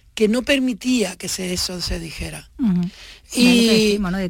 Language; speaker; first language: Spanish; native; Spanish